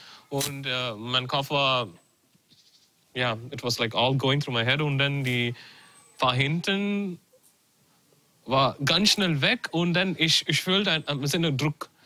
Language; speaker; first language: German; non-native, learner; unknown